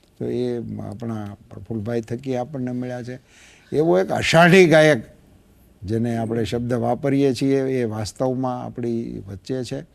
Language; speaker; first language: Gujarati; native; Gujarati